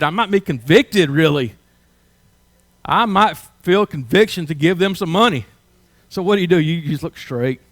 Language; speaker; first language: English; native; English